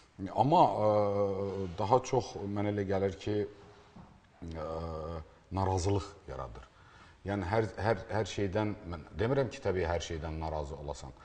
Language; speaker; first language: Azerbaijani; native; Azerbaijani